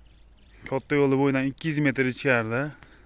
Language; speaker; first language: Uzbek; native; Uzbek